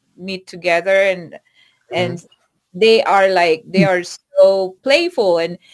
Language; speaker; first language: English; non-native, local second language; Filipino